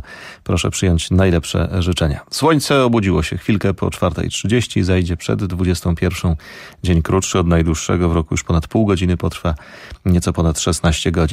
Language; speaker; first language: Polish; native; Polish